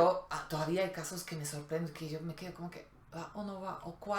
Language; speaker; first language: Spanish; non-native, fluent; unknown